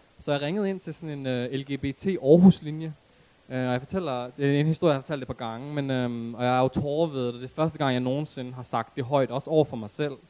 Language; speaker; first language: Danish; early bilingual, other home language; Arabic